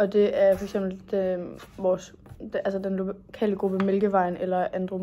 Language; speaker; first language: Danish; native; Danish